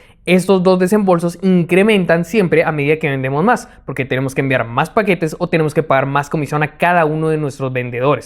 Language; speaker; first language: Spanish; native; Spanish